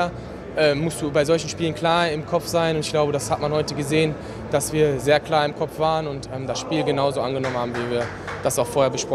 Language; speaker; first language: German; native; German